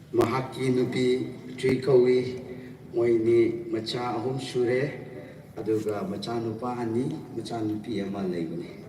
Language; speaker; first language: Manipuri; non-native, local second language; Rongmei Naga